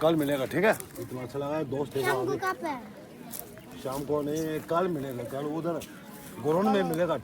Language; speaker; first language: Hindi; non-native, local second language; Tibetan